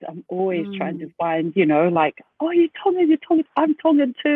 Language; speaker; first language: English; native; English